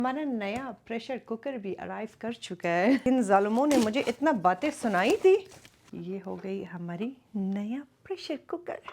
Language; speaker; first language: Urdu; early bilingual, other home language; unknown